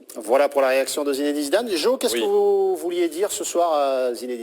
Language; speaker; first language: French; native; French